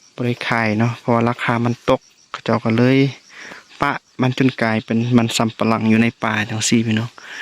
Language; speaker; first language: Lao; non-native, local second language; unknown